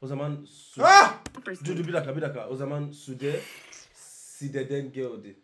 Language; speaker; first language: Turkish; non-native, learner; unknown